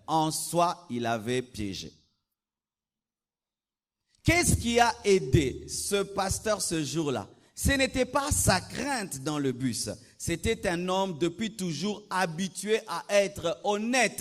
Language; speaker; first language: French; non-native, local second language; Lingala